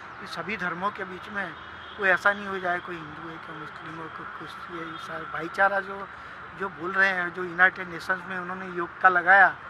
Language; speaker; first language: Hindi; non-native, local second language; Gujarati